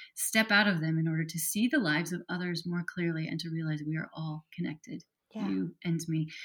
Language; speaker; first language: English; native; English